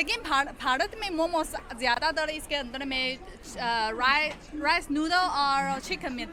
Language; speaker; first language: Hindi; non-native, fluent; Chinese